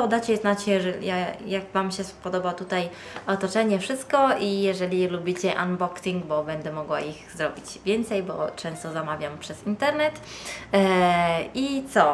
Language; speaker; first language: Polish; non-native, fluent; Italian